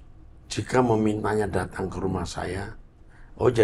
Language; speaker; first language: Indonesian; native; Indonesian